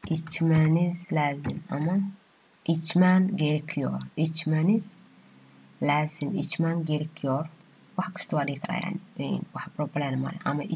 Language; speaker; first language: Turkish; non-native, fluent; Somali